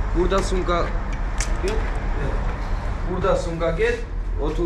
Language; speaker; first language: Turkish; non-native, learner; Armenian